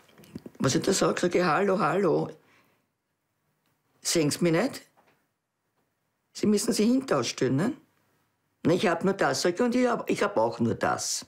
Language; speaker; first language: German; native; German